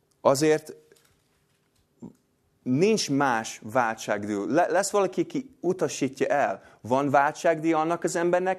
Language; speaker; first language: Hungarian; non-native, fluent; English